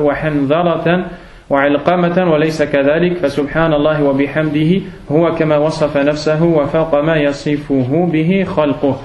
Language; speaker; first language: Arabic; non-native, fluent; French